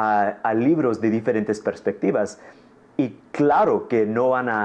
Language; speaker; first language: Spanish; non-native, fluent; English